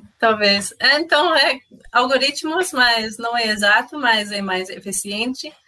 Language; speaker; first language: Portuguese; non-native, fluent; English